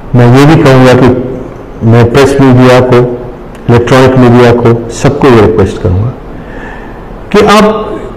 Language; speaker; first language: Urdu; non-native, local second language; Sindhi